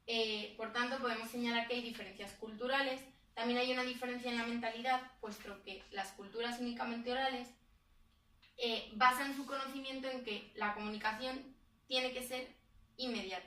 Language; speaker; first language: Spanish; native; Spanish